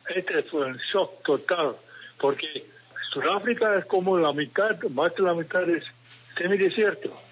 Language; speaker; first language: Spanish; non-native, fluent; English